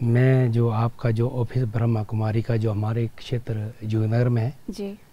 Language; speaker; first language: Hindi; native; Hindi